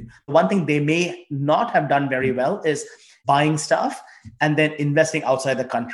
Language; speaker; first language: English; non-native, local second language; Tamil